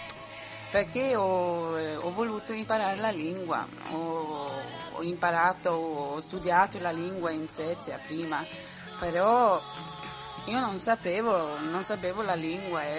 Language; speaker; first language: Italian; non-native, learner; Swedish